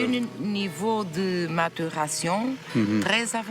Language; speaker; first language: French; non-native, local second language; Portuguese